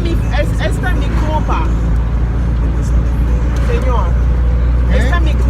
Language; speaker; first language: Spanish; non-native, learner; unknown